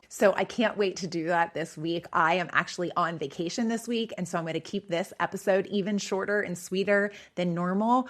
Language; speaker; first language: English; native; English